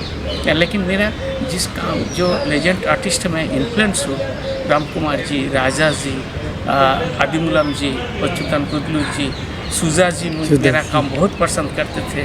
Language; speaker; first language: Hindi; non-native, local second language; Bangla